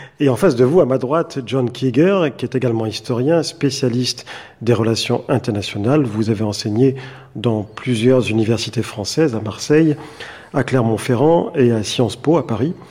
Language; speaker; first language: French; native; French